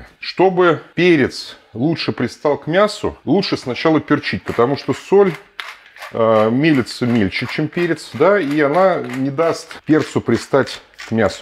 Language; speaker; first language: Russian; native; Russian